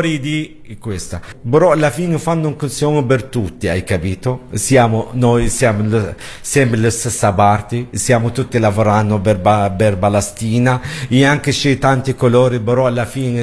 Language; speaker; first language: Italian; non-native, learner; Arabic